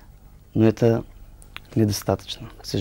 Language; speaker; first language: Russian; non-native, learner; Bulgarian